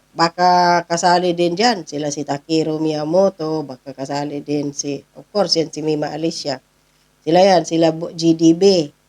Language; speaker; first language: Filipino; non-native, local second language; Cebuano